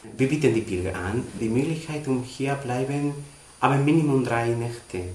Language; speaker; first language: German; non-native, learner; Spanish